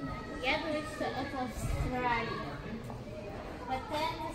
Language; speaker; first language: Russian; early bilingual, heritage; Russian